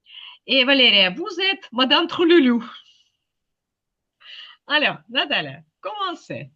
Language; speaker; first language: French; non-native, fluent; Ukrainian